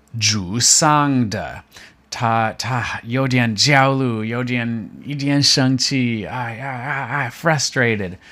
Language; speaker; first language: Chinese; non-native, fluent; English